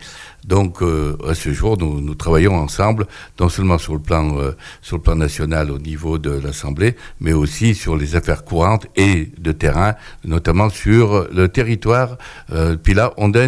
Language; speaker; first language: French; native; French